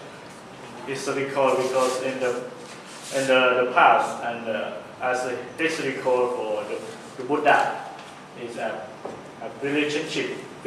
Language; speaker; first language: English; non-native, learner; Thai